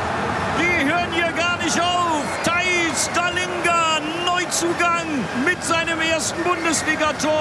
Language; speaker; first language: German; native; German